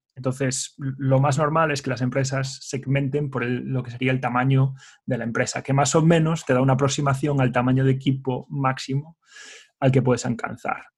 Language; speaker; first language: Spanish; native; Spanish